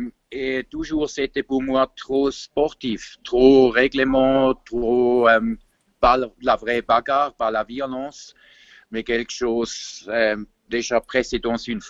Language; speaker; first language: French; non-native, fluent; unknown